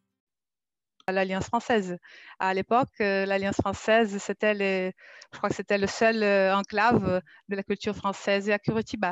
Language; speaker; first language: French; non-native, fluent; Portuguese